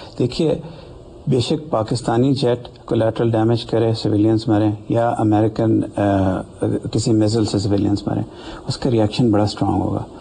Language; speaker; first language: Urdu; native; Urdu